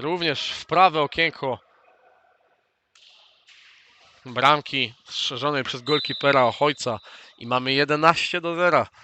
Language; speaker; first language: Polish; native; Polish